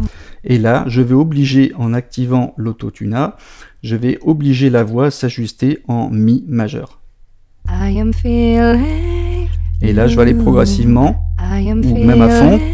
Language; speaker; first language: French; native; French